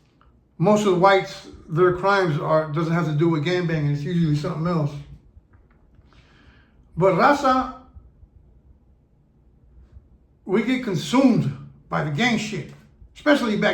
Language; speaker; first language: English; native; English